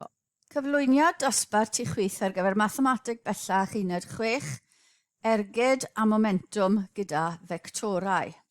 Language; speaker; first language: Welsh; native; Welsh